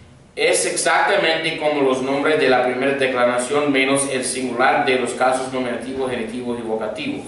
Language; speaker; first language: Spanish; non-native, fluent; English